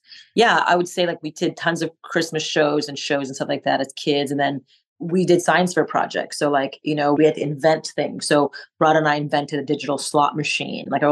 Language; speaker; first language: English; non-native, fluent; French